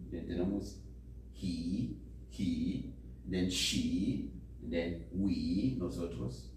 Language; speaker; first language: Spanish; non-native, fluent; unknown